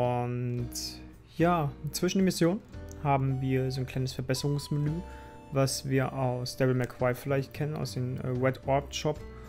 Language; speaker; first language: German; native; German